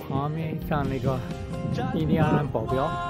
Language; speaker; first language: Chinese; native; Chinese